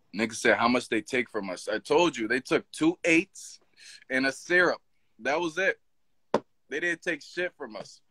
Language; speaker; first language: English; native; English